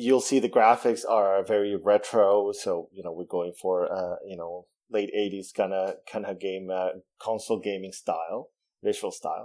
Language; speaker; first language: English; non-native, fluent; Spanish